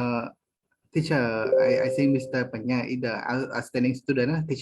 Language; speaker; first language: English; non-native, learner; Khmer